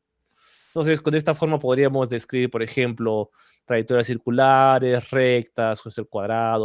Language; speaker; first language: Spanish; native; Spanish